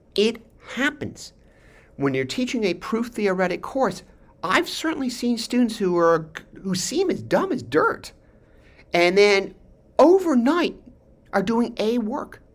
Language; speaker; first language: English; native; English